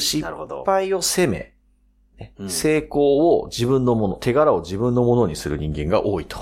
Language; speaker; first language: Japanese; native; Japanese